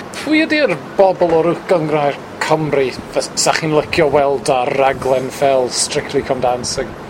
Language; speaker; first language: Welsh; non-native, fluent; English